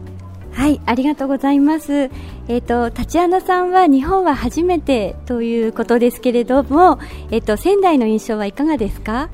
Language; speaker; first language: Japanese; native; Japanese